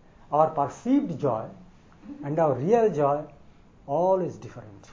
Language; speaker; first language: English; non-native, local second language; Bangla